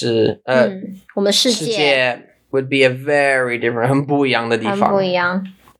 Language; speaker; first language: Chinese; non-native, learner; English